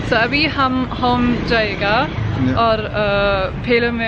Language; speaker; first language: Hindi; non-native, learner; German